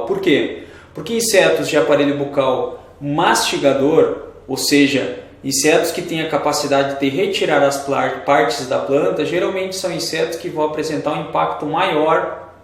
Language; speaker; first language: Portuguese; native; Portuguese